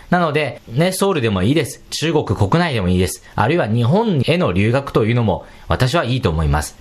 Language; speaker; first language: Japanese; non-native, fluent; Chinese